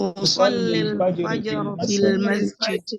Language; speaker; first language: Arabic; non-native, learner; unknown